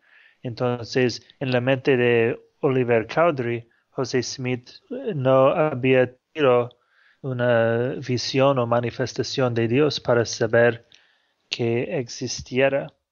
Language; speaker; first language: Spanish; non-native, fluent; English